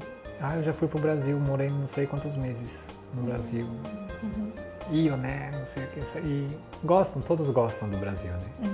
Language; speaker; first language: Portuguese; early bilingual, heritage; Japanese